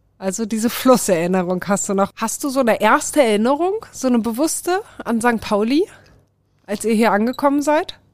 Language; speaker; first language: German; native; German